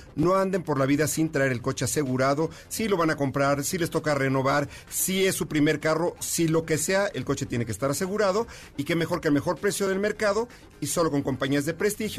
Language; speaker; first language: Spanish; native; Spanish